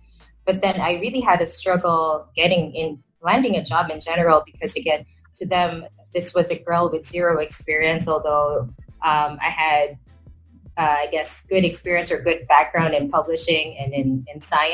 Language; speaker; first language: English; non-native, local second language; Filipino